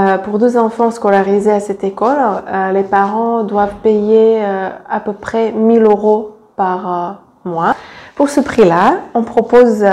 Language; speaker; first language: French; non-native, fluent; Serbian